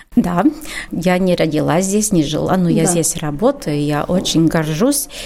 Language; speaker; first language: Russian; non-native, learner; Latvian